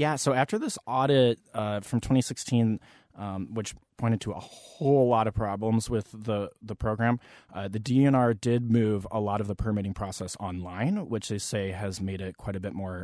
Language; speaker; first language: English; native; English